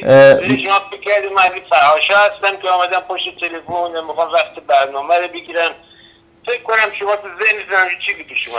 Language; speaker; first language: Persian; non-native, fluent; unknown